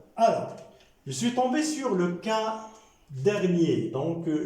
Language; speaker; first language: French; non-native, local second language; Arabic